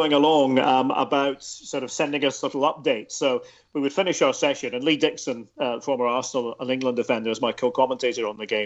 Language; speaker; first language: English; native; English